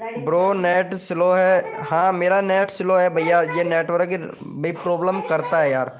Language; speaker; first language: Hindi; native; Hindi